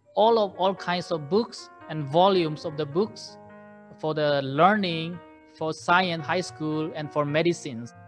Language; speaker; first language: English; non-native, fluent; Burmese